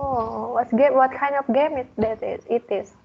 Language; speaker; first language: English; non-native, learner; Indonesian